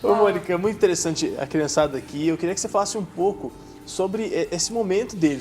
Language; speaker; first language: Portuguese; native; Portuguese